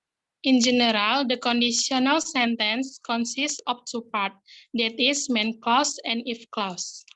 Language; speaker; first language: English; non-native, learner; Indonesian